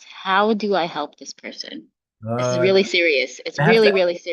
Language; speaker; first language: English; native; English